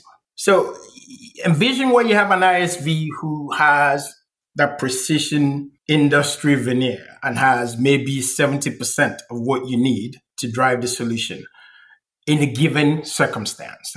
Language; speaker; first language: English; non-native, local second language; Igbo